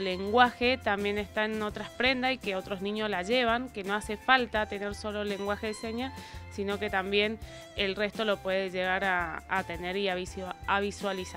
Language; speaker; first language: Spanish; native; Spanish